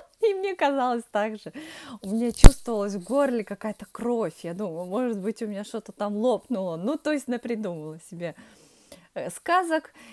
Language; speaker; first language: Russian; early bilingual, heritage; Russian